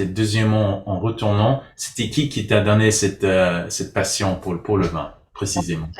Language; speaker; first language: French; non-native, learner; English